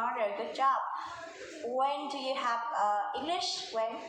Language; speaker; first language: English; non-native, fluent; Vietnamese